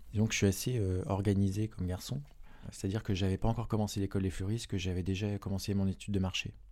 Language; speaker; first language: French; native; French